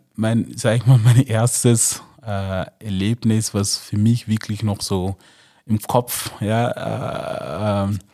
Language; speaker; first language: German; non-native, fluent; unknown